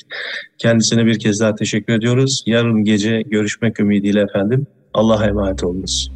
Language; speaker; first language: Turkish; native; Turkish